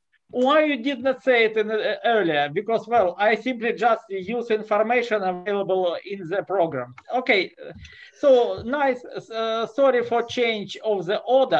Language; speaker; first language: English; non-native, fluent; Russian